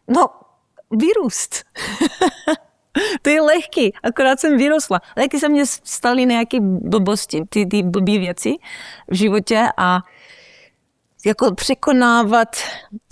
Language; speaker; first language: Czech; early bilingual, heritage; Czech